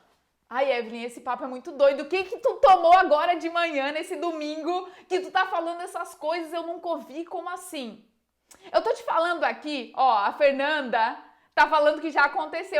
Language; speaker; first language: Portuguese; native; Portuguese